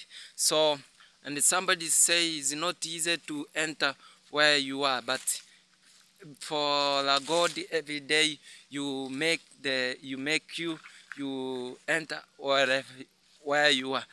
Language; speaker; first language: English; non-native, learner; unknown